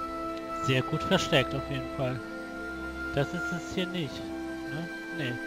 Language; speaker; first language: German; native; German